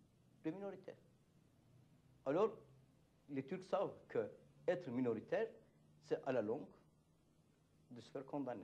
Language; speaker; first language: French; non-native, fluent; Turkish